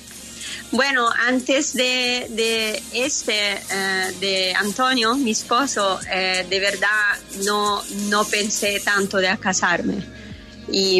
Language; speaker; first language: Spanish; non-native, fluent; Italian